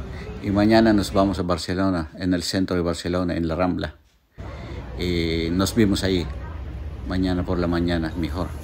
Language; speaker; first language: Spanish; non-native, fluent; Filipino